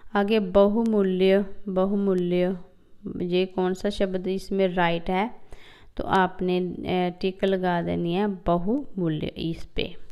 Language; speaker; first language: Hindi; non-native, local second language; Punjabi